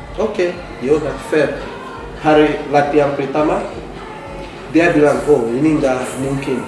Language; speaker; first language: Indonesian; non-native, fluent; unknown